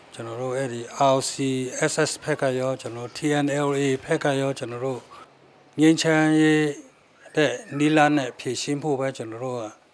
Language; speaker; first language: Burmese; non-native, local second language; Shan